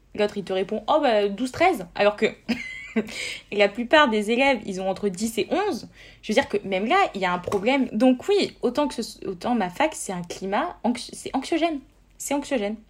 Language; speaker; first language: French; native; French